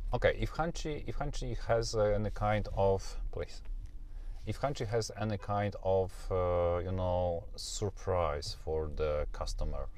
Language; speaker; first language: English; non-native, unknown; Polish